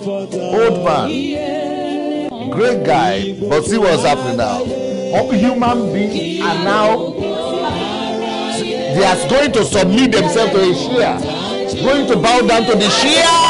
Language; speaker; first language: English; non-native, local second language; Yoruba